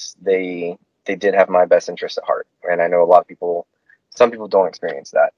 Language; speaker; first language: English; native; English